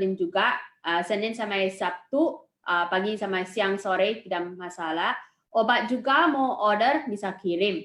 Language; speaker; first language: Indonesian; non-native, fluent; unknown